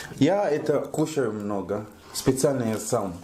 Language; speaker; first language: Russian; non-native, fluent; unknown